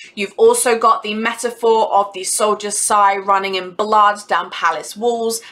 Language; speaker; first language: English; native; English